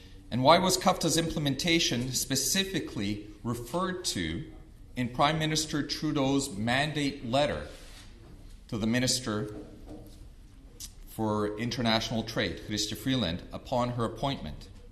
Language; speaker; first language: English; early bilingual, other home language; Ukrainian